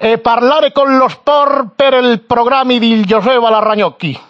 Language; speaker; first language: Italian; non-native, learner; Spanish